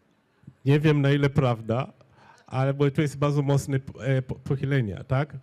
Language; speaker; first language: Polish; non-native, fluent; Swahili